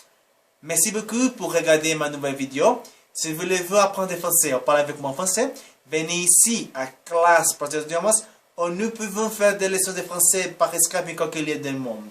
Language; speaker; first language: French; non-native, learner; Portuguese